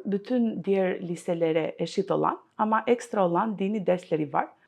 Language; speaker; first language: Turkish; non-native, fluent; Albanian